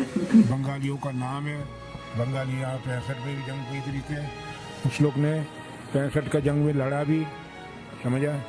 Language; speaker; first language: Hindi; non-native, local second language; Bangla